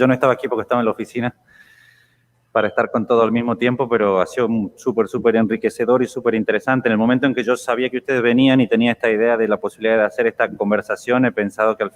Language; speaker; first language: Spanish; native; Spanish